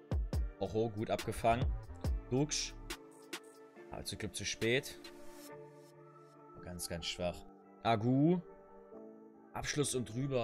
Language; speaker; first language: German; native; German